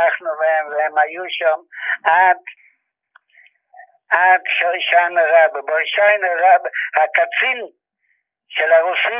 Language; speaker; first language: Hebrew; non-native, fluent; Yiddish